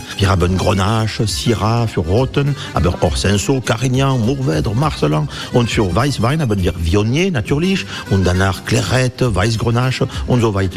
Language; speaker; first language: German; non-native, learner; French